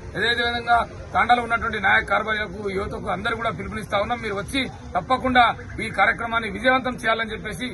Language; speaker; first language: Telugu; non-native, local second language; Lambadi